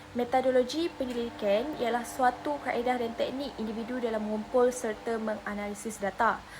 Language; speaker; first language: Malay; native; Malay